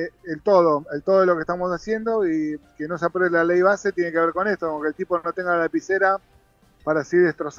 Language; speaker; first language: Spanish; native; Spanish